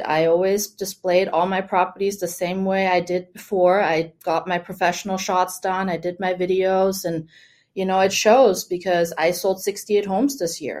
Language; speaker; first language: English; non-native, fluent; German